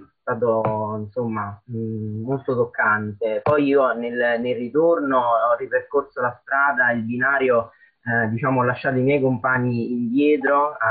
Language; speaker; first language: Italian; native; Italian